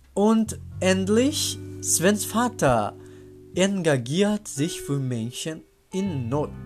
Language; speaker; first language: German; non-native, learner; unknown